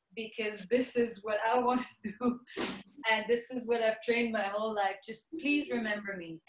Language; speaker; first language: English; non-native, local second language; French